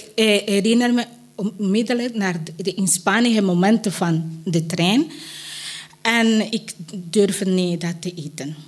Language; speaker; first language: Dutch; non-native, learner; Spanish